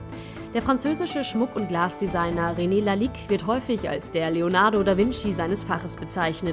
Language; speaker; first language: German; native; German